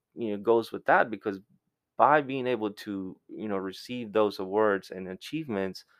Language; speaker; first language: English; early bilingual, other home language; Spanish